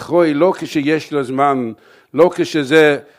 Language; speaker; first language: Hebrew; non-native, fluent; English